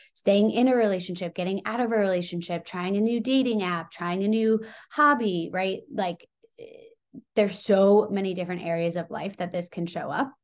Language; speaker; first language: English; native; English